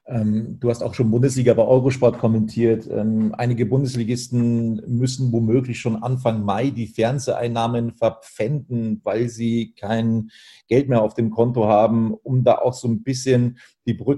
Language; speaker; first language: German; native; German